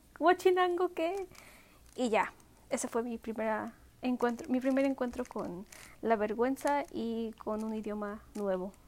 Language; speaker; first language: Spanish; early bilingual, heritage; Spanish